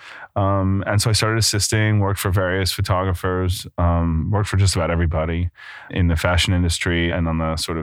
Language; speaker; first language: English; native; English